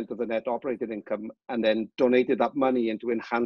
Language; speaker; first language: English; native; English